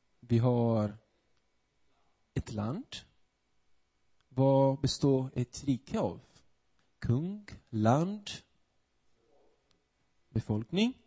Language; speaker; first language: Swedish; non-native, fluent; Portuguese